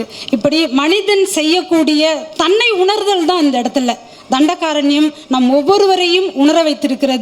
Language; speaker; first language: Tamil; native; Tamil